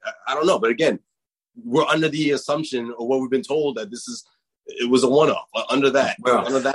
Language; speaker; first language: English; native; English